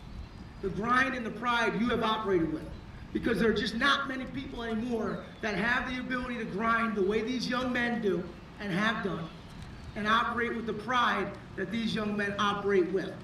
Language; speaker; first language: English; native; English